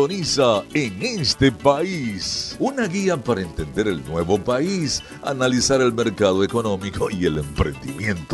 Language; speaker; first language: Spanish; native; Spanish